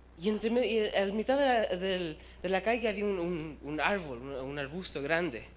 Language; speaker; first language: Spanish; early bilingual, heritage; Spanish